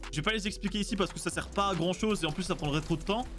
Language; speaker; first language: French; native; French